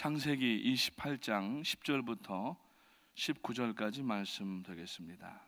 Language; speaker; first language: Korean; native; Korean